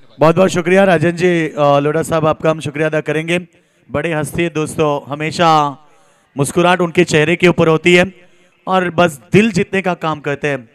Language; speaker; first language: Hindi; non-native, local second language; Marathi